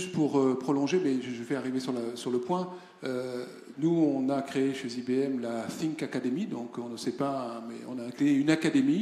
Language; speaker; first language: French; native; French